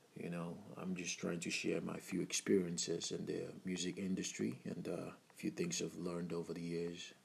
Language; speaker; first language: English; non-native, local second language; Igbo